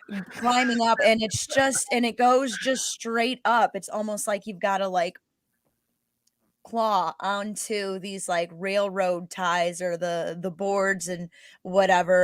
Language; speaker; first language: English; native; English